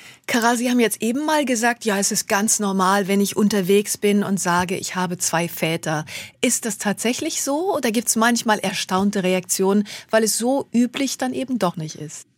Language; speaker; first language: German; native; German